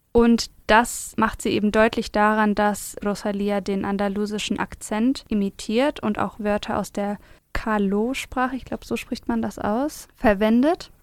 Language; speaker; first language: German; native; German